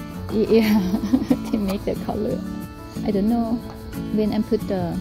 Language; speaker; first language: English; non-native, learner; Thai